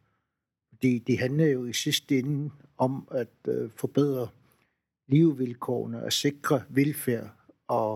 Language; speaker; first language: Danish; non-native, local second language; Kalaallisut